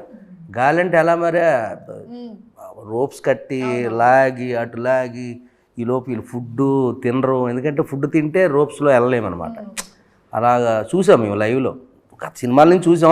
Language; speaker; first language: Telugu; native; Telugu